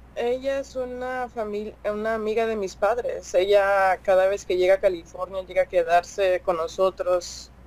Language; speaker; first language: Spanish; early bilingual, heritage; Spanish